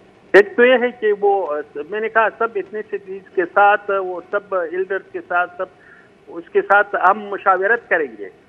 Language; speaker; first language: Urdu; non-native, fluent; Pashto